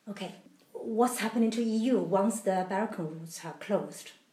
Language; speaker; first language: English; non-native, fluent; Chinese